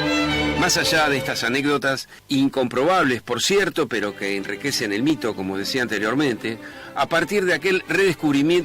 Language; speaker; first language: Spanish; native; Spanish